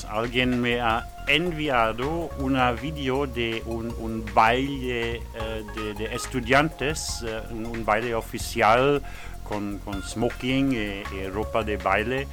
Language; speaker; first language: Spanish; non-native, learner; French